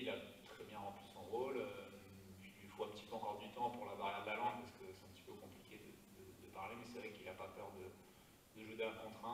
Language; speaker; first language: French; native; French